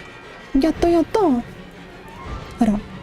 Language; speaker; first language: Japanese; non-native, learner; English